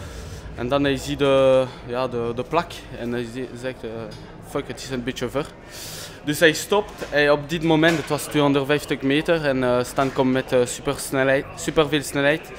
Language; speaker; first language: Dutch; non-native, local second language; French